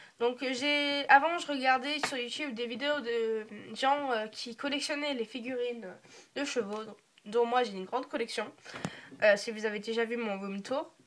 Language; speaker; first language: French; early bilingual, other home language; English